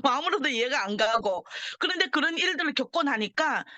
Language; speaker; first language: Korean; early bilingual, heritage; Korean